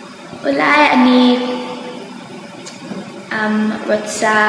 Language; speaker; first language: Hebrew; non-native, learner; English